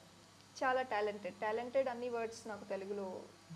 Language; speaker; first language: Telugu; non-native, learner; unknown